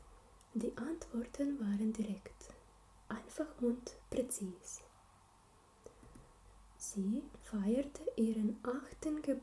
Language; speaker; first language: German; non-native, learner; Slovenian